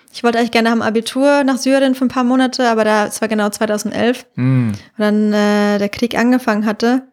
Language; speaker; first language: German; native; German